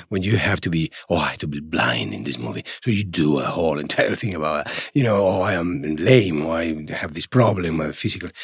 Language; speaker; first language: English; non-native, fluent; Spanish